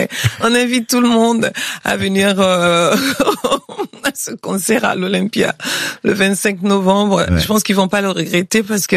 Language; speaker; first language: French; non-native, local second language; Bambara